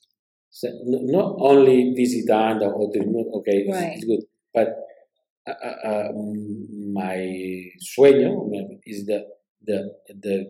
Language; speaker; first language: English; non-native, learner; Spanish